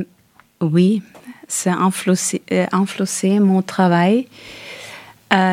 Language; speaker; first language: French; non-native, learner; German